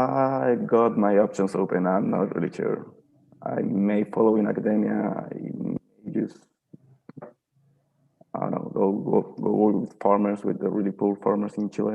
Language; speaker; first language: English; non-native, fluent; Spanish